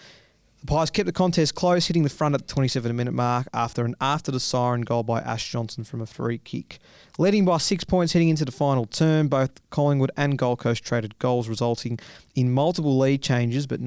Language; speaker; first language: English; native; English